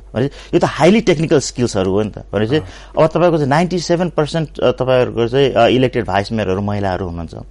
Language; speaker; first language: Nepali; native; Nepali